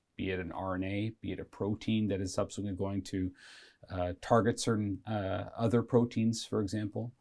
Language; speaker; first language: English; native; English